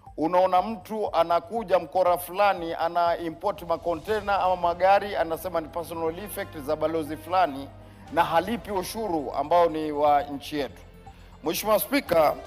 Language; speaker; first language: Swahili; native; Swahili